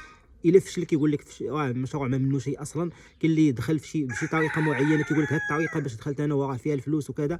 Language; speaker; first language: Arabic; native; Arabic